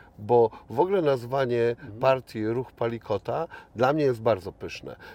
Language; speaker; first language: Polish; native; Polish